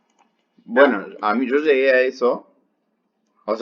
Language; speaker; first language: Spanish; native; Spanish